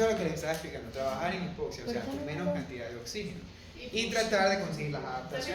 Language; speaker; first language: Spanish; native; Spanish